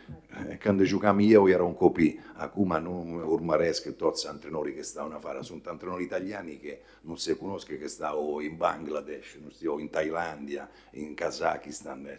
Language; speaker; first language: Romanian; non-native, fluent; Italian